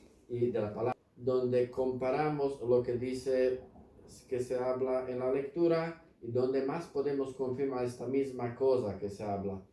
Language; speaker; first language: Spanish; non-native, fluent; Slovak